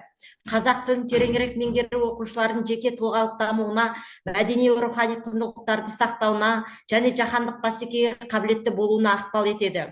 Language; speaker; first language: Kazakh; native; Kazakh